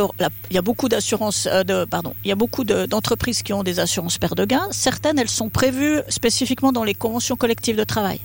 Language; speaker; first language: French; native; French